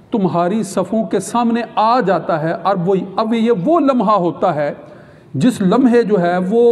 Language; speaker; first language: Urdu; native; Urdu